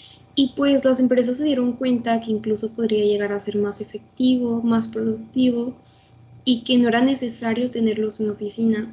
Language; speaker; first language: Spanish; native; Spanish